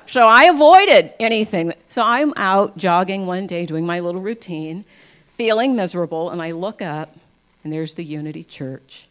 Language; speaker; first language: English; native; English